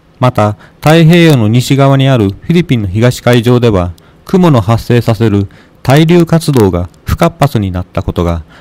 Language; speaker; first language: Japanese; native; Japanese